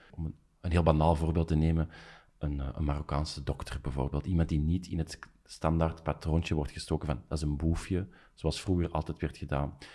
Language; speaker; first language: Dutch; native; Dutch